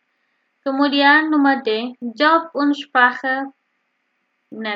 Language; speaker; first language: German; non-native, learner; Indonesian